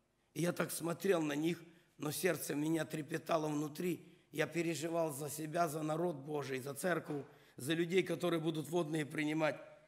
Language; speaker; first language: Russian; non-native, local second language; Ukrainian